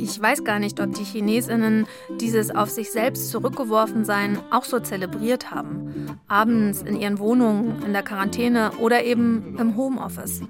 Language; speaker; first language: German; native; German